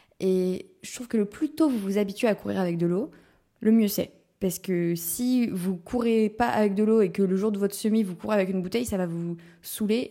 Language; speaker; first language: French; native; French